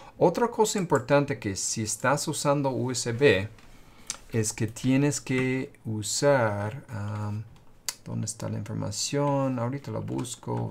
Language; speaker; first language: Spanish; non-native, fluent; English